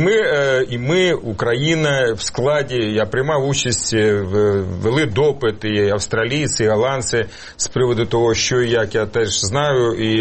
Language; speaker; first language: Ukrainian; native; Ukrainian